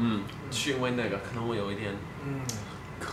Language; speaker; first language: Chinese; non-native, fluent; English